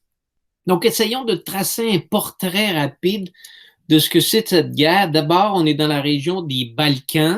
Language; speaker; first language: French; native; French